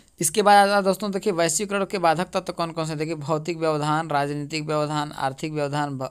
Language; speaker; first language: Hindi; native; Hindi